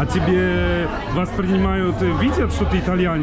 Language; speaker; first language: Russian; non-native, fluent; Polish